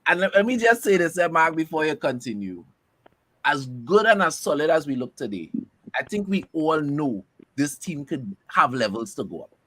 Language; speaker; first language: English; native; English